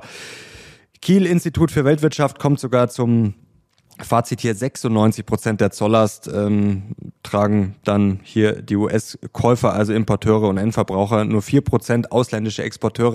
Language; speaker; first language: German; native; German